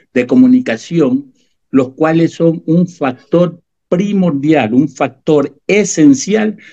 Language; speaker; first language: Spanish; native; Spanish